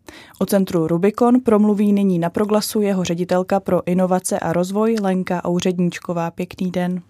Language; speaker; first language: Czech; native; Czech